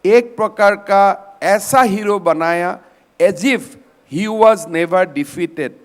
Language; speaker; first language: Hindi; non-native, local second language; Assamese